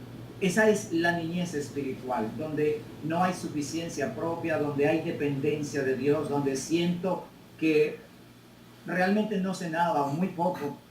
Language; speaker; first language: Spanish; native; Spanish